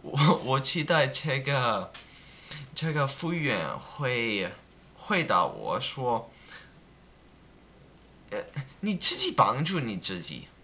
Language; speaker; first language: Chinese; non-native, learner; English